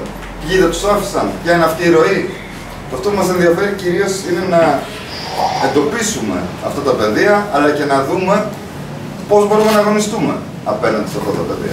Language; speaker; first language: Greek; native; Greek